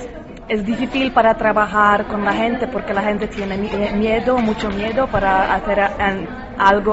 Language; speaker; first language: Spanish; non-native, learner; Polish